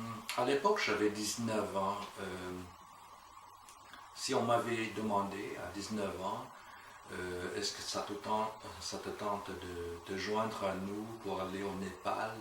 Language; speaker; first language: French; non-native, fluent; Vietnamese